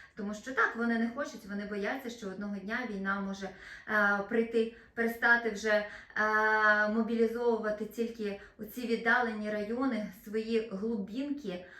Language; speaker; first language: Ukrainian; non-native, local second language; Russian